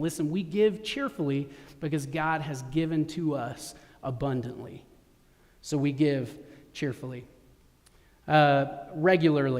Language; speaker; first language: English; native; English